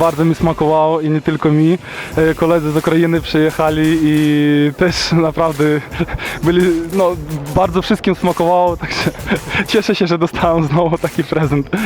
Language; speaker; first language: Polish; non-native, fluent; Ukrainian